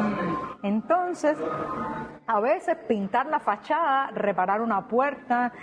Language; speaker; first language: Spanish; native; Spanish